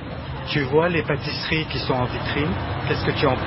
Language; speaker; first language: French; native; French